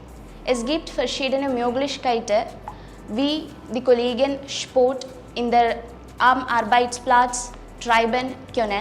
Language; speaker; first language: German; non-native, fluent; Malayalam